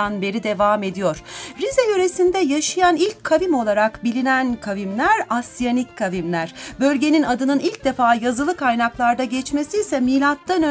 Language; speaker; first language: Turkish; native; Turkish